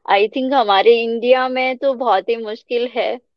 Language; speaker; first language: Hindi; native; Hindi